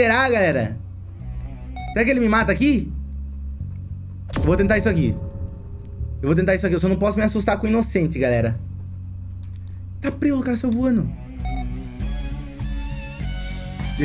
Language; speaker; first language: Portuguese; native; Portuguese